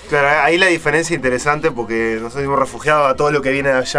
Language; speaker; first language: Spanish; native; Spanish